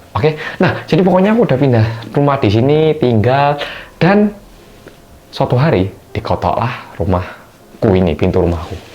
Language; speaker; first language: Indonesian; non-native, fluent; Korean